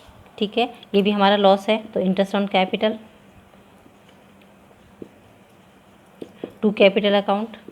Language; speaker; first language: Hindi; native; Hindi